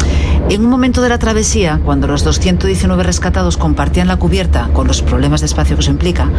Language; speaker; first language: Spanish; native; Spanish